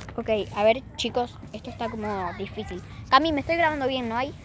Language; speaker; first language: Spanish; native; Spanish